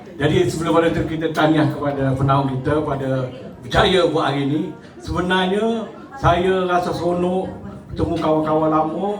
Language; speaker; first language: Malay; native; Malay